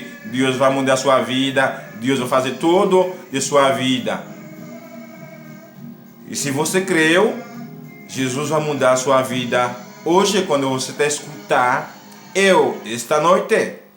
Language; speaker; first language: Portuguese; non-native, learner; Haitian Creole